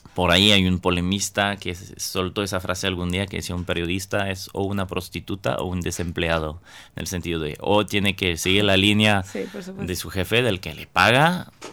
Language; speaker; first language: Spanish; non-native, fluent; French